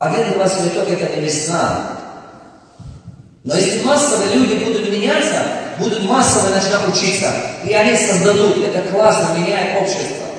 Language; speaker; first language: Russian; non-native, local second language; Tajik